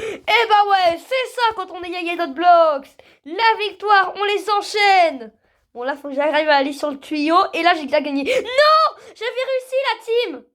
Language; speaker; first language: French; native; French